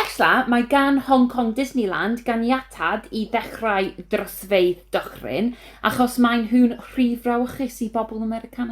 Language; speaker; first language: Welsh; non-native, learner; English